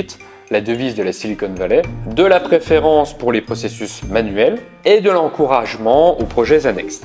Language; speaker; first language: French; native; French